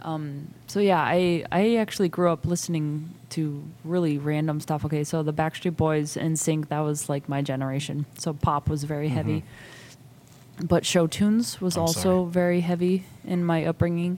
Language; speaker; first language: English; native; English